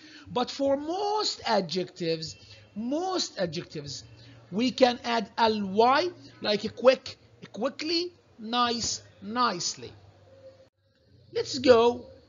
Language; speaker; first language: English; non-native, fluent; Arabic